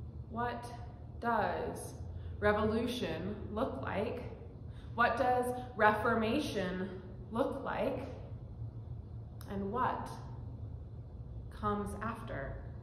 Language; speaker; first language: English; native; English